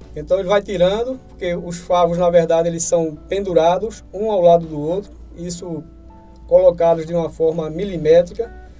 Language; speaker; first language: Portuguese; native; Portuguese